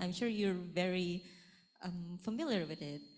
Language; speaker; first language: English; non-native, fluent; Indonesian